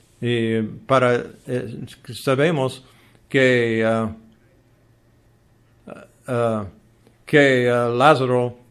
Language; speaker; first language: Spanish; non-native, learner; English